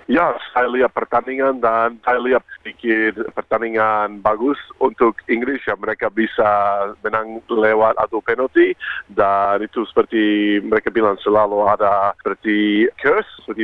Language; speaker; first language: Indonesian; non-native, fluent; Croatian